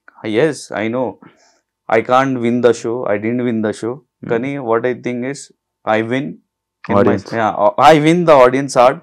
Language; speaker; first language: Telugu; non-native, fluent; Urdu